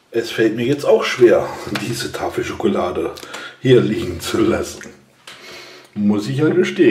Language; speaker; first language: German; native; German